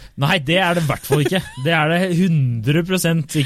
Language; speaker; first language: Norwegian; native; Norwegian